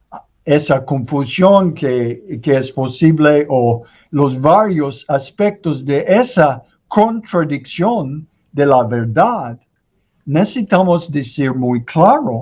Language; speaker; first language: Spanish; non-native, learner; English